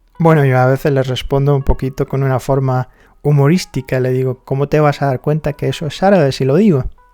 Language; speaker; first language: Spanish; non-native, fluent; Arabic